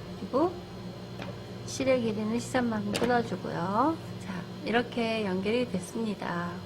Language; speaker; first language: Korean; native; Korean